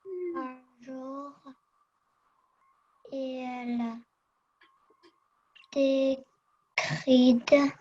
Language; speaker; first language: French; non-native, learner; Chinese